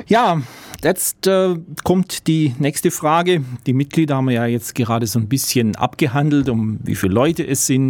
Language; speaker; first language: German; native; German